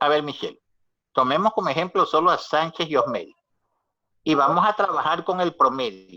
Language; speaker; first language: Spanish; native; Spanish